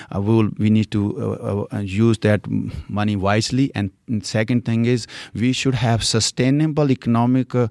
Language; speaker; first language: English; non-native, local second language; Punjabi